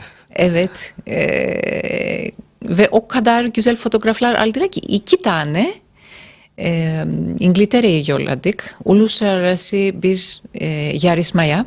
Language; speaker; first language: Turkish; non-native, fluent; Greek